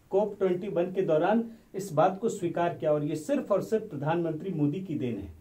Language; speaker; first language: Hindi; native; Hindi